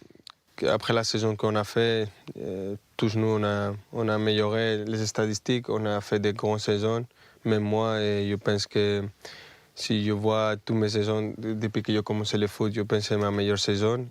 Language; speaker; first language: French; non-native, fluent; Spanish